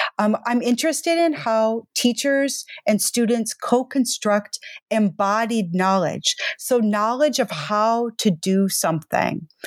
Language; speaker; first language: English; native; English